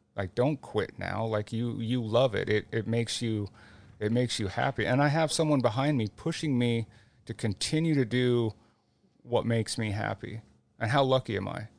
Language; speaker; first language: English; native; English